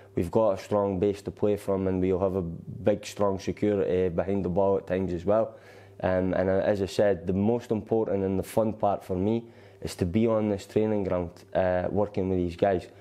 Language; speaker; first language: English; native; English